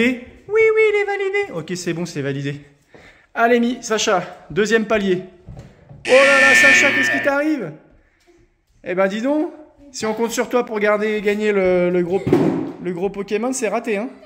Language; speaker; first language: French; native; French